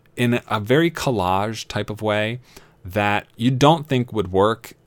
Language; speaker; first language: English; native; English